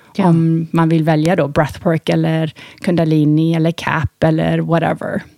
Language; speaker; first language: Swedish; early bilingual, heritage; Swedish